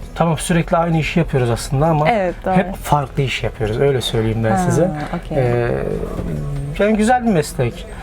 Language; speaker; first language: Turkish; native; Turkish